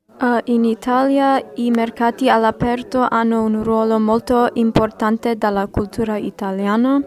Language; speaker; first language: Italian; non-native, learner; English